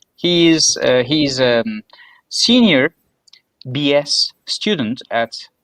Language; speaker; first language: English; non-native, fluent; Turkish